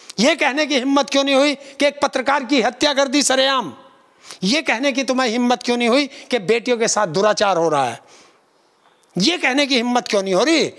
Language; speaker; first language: Hindi; native; Hindi